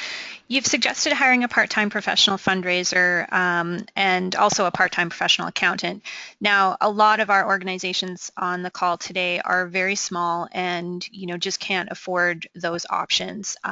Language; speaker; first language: English; native; English